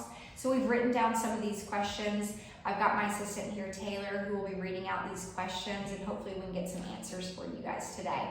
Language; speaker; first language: English; native; English